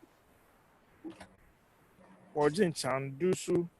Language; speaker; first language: Chinese; non-native, learner; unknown